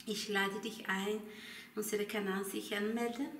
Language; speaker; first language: German; non-native, learner; Portuguese